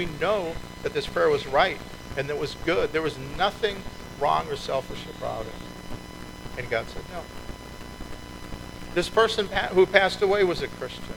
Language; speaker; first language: English; native; English